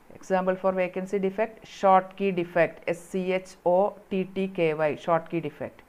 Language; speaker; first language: English; non-native, local second language; Malayalam